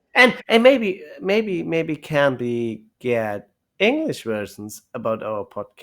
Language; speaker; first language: English; non-native, learner; German